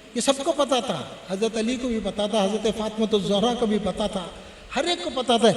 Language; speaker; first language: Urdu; non-native, local second language; Pashto